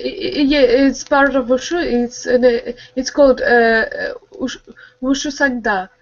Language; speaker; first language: English; non-native, learner; Russian